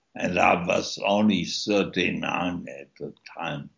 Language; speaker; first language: English; early bilingual, other home language; German